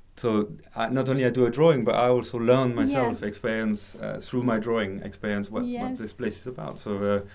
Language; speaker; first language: English; non-native, fluent; French